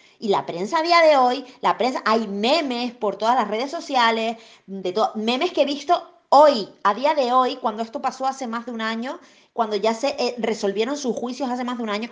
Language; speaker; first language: Spanish; native; Spanish